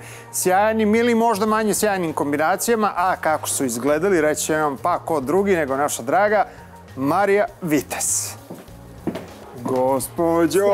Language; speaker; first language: Serbian; native; Serbian